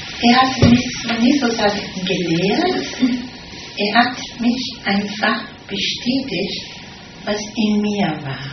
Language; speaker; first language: German; non-native, fluent; Italian